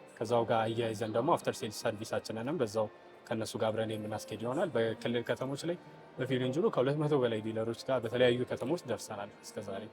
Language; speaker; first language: Amharic; native; Amharic